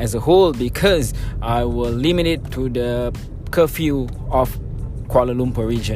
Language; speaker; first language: English; non-native, local second language; Malay